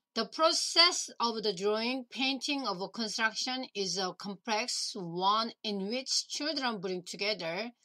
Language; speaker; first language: English; non-native, learner; Korean